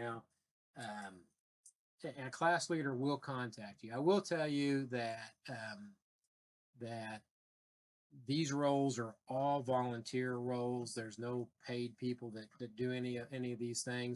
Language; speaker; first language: English; native; English